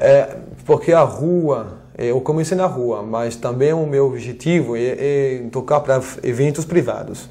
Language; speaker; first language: Portuguese; non-native, fluent; French